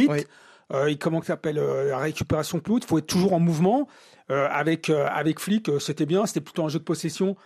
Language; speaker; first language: French; native; French